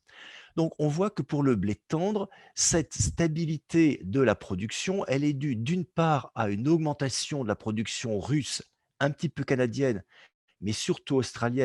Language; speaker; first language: French; native; French